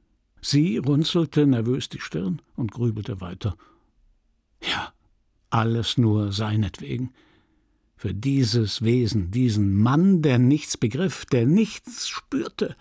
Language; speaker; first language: German; native; German